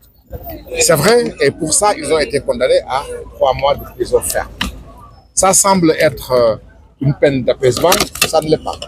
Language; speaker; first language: French; non-native, local second language; Wolof